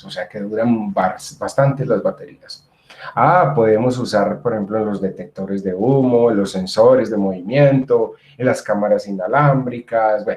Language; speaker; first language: Spanish; native; Spanish